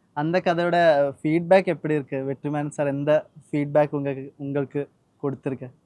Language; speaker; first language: Tamil; non-native, learner; Malayalam